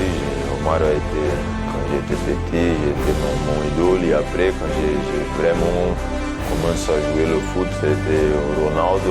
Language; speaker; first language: French; non-native, fluent; Portuguese